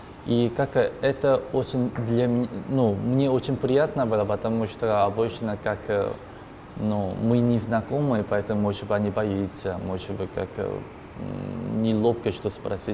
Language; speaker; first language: Russian; non-native, learner; Korean